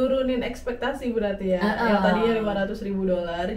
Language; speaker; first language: Indonesian; native; Indonesian